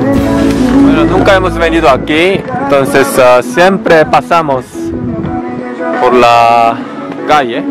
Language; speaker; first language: Spanish; non-native, learner; Korean